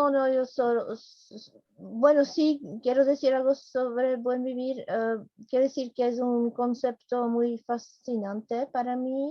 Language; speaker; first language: Spanish; non-native, fluent; Czech